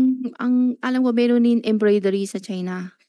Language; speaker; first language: Filipino; non-native, learner; Chinese